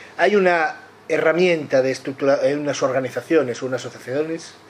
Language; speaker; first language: Spanish; non-native, local second language; Galician